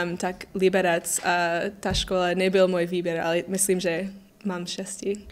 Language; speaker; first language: Czech; non-native, learner; English